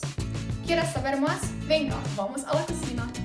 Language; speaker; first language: Spanish; non-native, learner; Slovenian